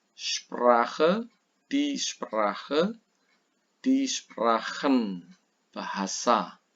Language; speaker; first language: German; non-native, fluent; Indonesian